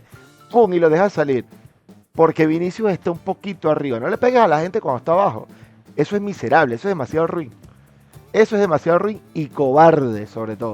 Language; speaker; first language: Spanish; native; Spanish